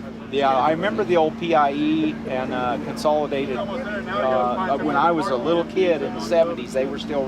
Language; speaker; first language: English; native; English